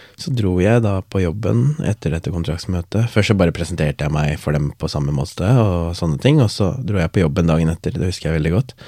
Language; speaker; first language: Norwegian; non-native, local second language; Tamil